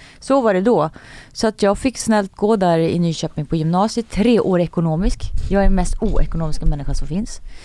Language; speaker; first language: Swedish; native; Swedish